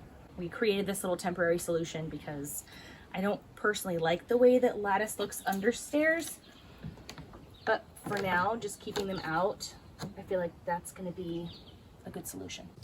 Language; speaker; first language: English; native; English